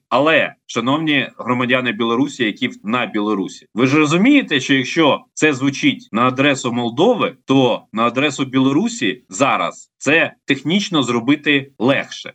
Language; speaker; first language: Ukrainian; native; Ukrainian